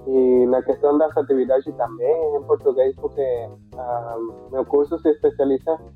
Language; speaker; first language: Portuguese; non-native, fluent; Spanish